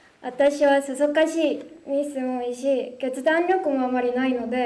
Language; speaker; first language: Japanese; non-native, fluent; Korean